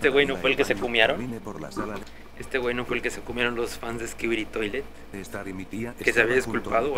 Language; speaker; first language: Spanish; native; Spanish